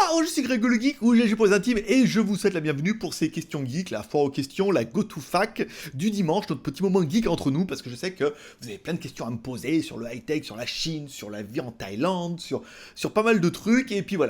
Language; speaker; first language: French; native; French